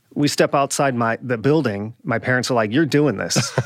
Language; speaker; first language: English; native; English